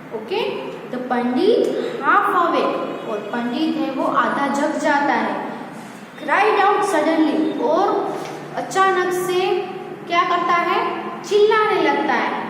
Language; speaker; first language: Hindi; non-native, local second language; Gujarati